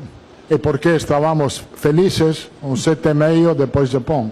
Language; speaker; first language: Portuguese; non-native, learner; Italian